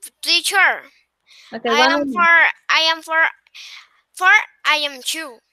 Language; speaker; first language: English; non-native, learner; Spanish